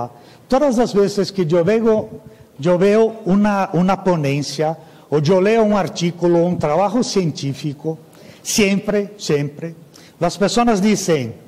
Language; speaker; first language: Spanish; non-native, fluent; Portuguese